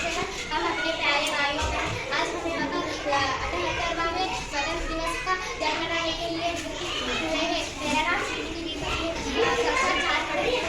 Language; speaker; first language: Hindi; non-native, local second language; Kannada